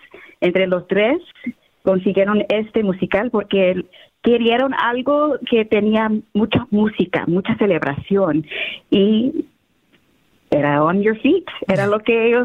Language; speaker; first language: Spanish; early bilingual, heritage; Spanish